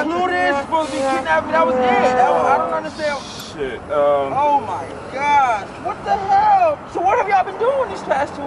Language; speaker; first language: English; native; English